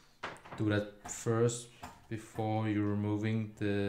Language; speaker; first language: English; non-native, fluent; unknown